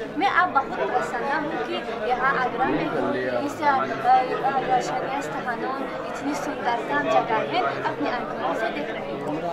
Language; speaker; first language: Hindi; non-native, learner; Tajik